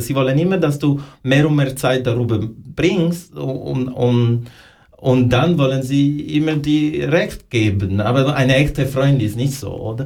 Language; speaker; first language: German; non-native, learner; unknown